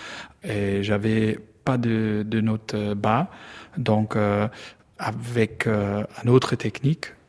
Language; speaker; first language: French; non-native, learner; German